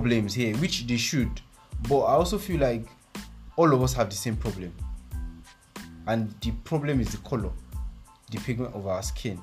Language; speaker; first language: English; non-native, local second language; Yoruba